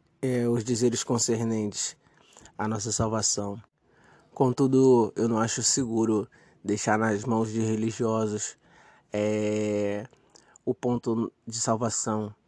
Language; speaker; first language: Portuguese; native; Portuguese